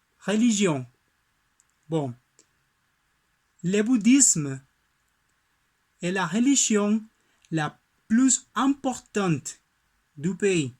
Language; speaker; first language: French; non-native, learner; Spanish